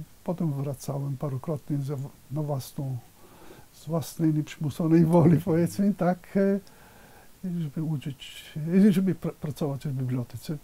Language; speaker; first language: Polish; non-native, fluent; Italian